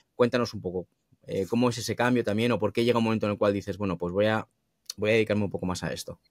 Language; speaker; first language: Spanish; native; Spanish